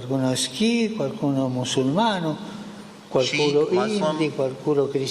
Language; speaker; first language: Italian; non-native, fluent; Spanish